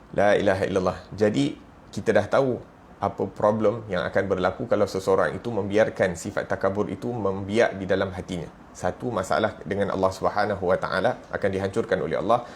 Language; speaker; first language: Malay; native; Malay